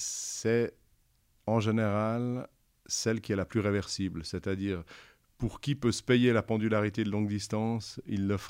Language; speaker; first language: French; native; French